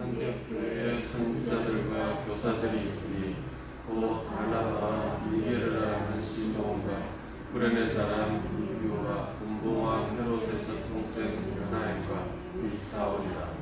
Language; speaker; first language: Korean; native; Korean